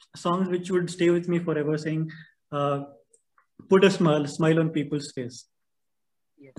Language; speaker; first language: English; non-native, local second language; Tamil